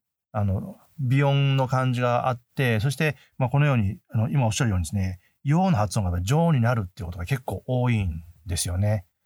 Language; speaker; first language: Japanese; native; Japanese